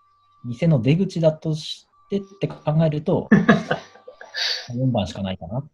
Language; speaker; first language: Japanese; native; Japanese